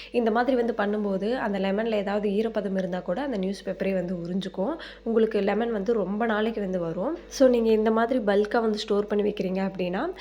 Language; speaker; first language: Tamil; native; Tamil